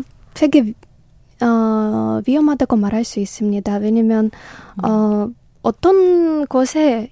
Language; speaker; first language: Korean; non-native, learner; Ukrainian